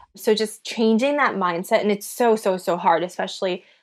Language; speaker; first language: English; early bilingual, other home language; Chinese